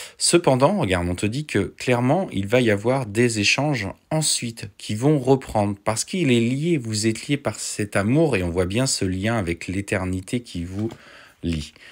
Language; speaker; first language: French; native; French